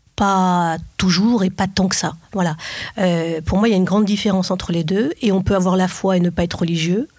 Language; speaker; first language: French; native; French